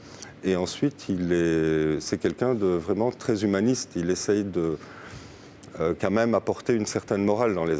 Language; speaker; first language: French; native; French